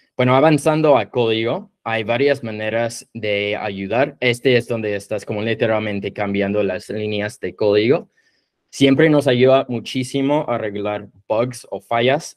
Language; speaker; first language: Spanish; non-native, fluent; English